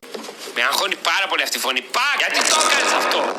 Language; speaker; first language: Greek; native; Greek